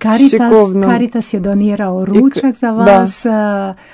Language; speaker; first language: Croatian; native; Croatian